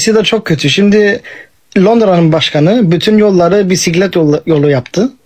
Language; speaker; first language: Turkish; early bilingual, heritage; English